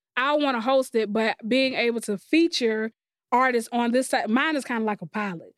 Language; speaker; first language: English; native; English